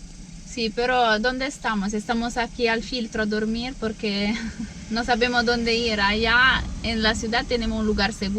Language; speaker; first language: Spanish; non-native, learner; Italian